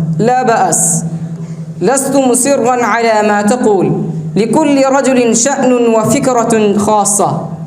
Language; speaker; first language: Arabic; non-native, learner; Urdu